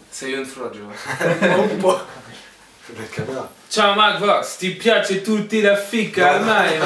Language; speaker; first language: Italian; non-native, learner; French